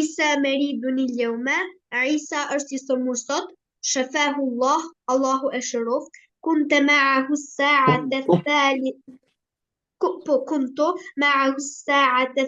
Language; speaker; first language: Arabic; non-native, learner; Albanian